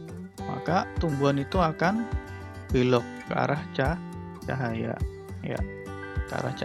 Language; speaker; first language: Indonesian; native; Indonesian